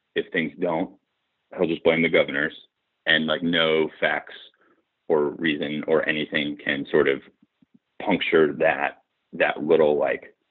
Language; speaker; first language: English; native; English